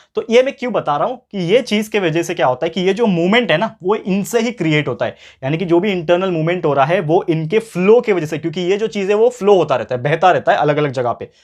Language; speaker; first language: Hindi; native; Hindi